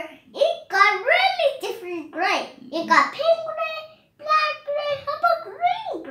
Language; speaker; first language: English; non-native, learner; Vietnamese